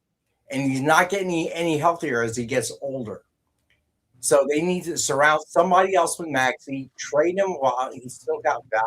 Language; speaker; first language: English; native; English